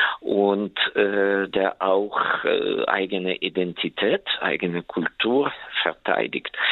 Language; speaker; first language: German; non-native, fluent; Ukrainian